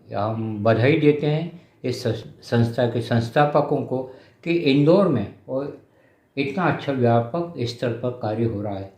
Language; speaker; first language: Hindi; native; Hindi